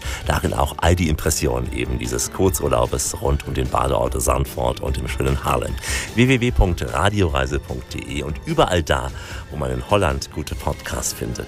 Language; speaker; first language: German; native; German